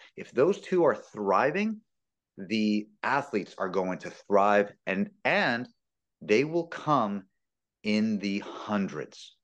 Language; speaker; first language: English; early bilingual, other home language; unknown